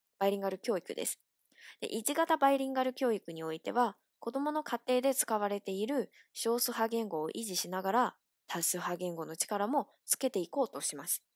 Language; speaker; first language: Japanese; non-native, fluent; Chinese